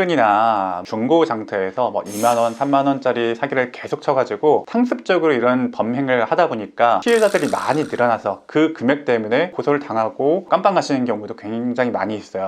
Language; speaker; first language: Korean; native; Korean